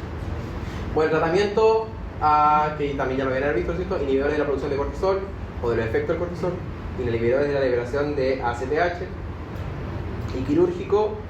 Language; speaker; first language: Spanish; native; Spanish